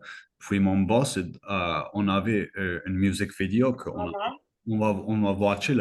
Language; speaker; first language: French; non-native, fluent; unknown